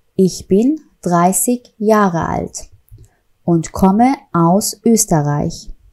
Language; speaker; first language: German; non-native, fluent; Persian